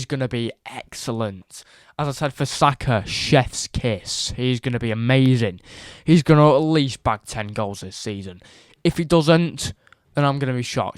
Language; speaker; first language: English; native; English